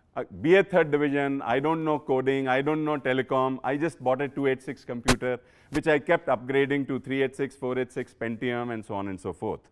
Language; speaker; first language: English; non-native, local second language; Punjabi